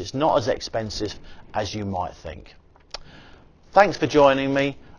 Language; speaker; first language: English; native; English